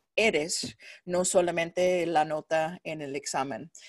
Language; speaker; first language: Spanish; non-native, fluent; English